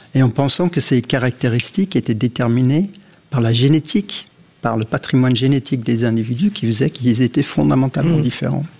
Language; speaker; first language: French; early bilingual, other home language; Dutch